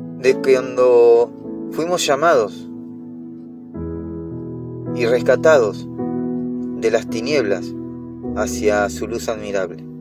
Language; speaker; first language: Spanish; native; Spanish